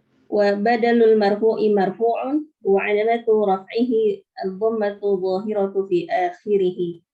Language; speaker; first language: Arabic; non-native, learner; Indonesian